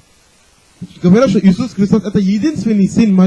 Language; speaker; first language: Russian; non-native, fluent; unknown